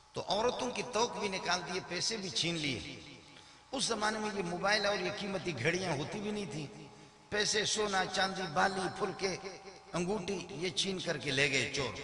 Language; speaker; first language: Urdu; non-native, local second language; Brahui